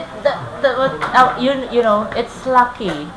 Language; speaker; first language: English; non-native, fluent; Indonesian